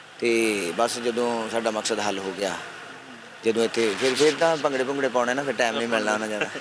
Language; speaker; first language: Punjabi; native; Punjabi